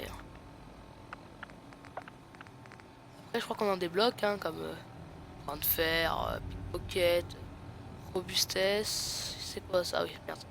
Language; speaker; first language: French; native; French